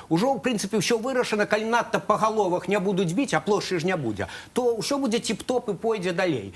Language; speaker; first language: Belarusian; native; Belarusian